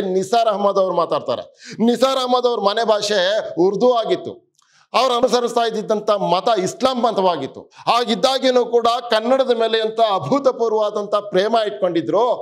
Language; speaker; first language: Kannada; native; Kannada